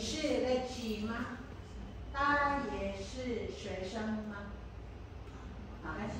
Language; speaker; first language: Chinese; non-native, fluent; Filipino